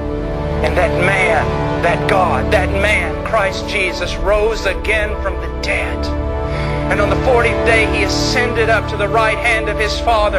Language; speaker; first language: English; native; English